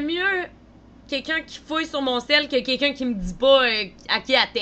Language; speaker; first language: French; native; French